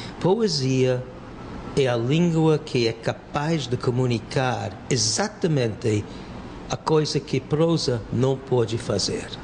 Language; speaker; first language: Portuguese; non-native, fluent; English